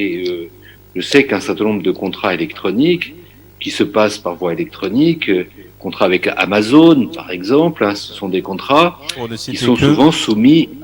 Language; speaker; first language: French; native; French